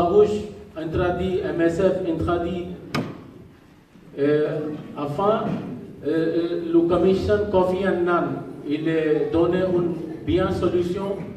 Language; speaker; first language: French; non-native, learner; Rohingya